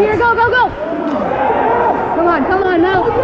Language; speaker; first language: English; native; English